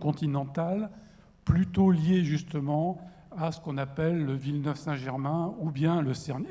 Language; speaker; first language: French; native; French